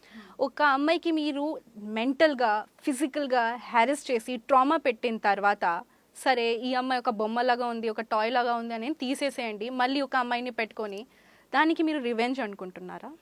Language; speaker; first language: Telugu; non-native, fluent; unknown